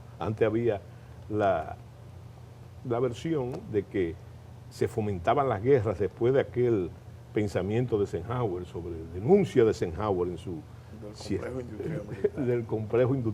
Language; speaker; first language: Spanish; native; Spanish